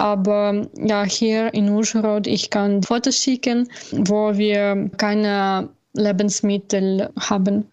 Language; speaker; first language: German; non-native, learner; Ukrainian